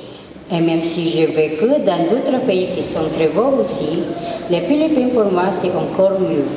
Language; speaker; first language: French; non-native, fluent; Filipino